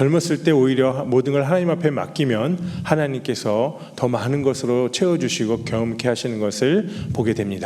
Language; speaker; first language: Korean; native; Korean